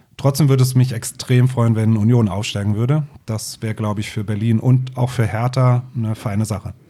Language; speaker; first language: German; native; German